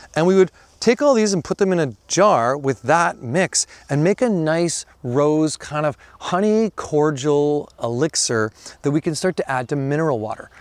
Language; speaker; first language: English; native; English